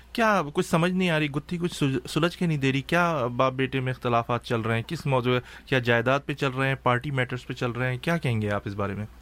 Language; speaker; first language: Urdu; native; Urdu